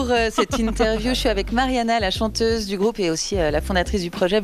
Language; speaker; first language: French; native; French